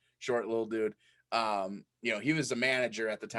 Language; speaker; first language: English; native; English